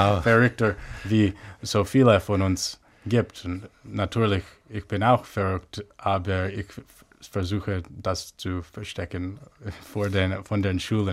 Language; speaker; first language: German; non-native, fluent; English